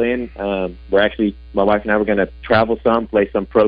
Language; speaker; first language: English; non-native, fluent; Dutch